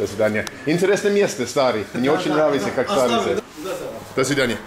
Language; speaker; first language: Russian; non-native, learner; English